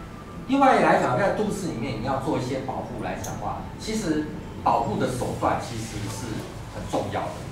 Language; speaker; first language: Chinese; native; Chinese